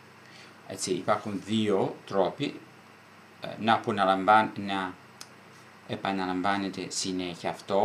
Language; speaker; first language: Greek; non-native, fluent; Italian